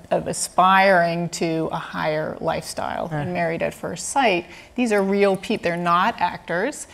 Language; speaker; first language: English; native; English